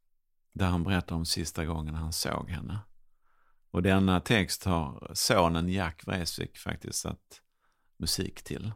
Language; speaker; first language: Swedish; native; Swedish